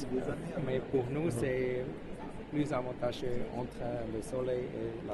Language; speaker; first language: French; non-native, fluent; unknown